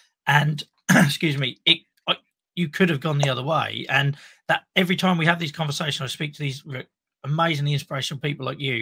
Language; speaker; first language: English; native; English